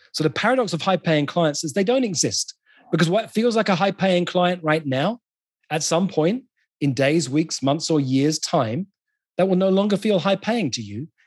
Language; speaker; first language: English; native; English